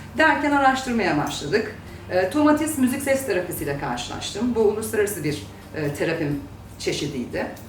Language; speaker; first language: Turkish; early bilingual, heritage; Turkish